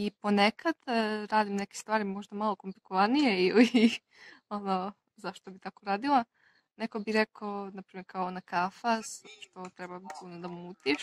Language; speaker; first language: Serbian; non-native, local second language; Slovak